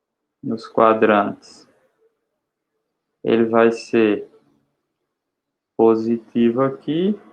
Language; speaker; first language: Portuguese; native; Portuguese